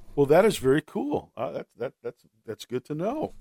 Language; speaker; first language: English; native; English